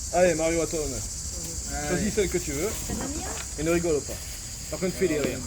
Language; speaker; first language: French; native; French